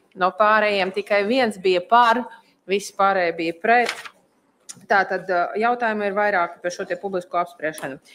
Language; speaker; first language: Latvian; non-native, local second language; Russian